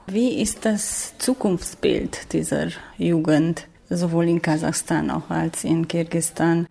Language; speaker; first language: German; native; German